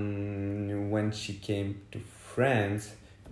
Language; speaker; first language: English; non-native, fluent; French